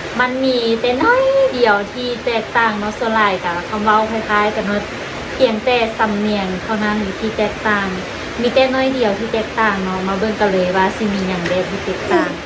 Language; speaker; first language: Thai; non-native, learner; Lao